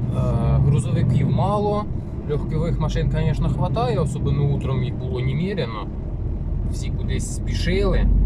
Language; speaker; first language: Ukrainian; native; Ukrainian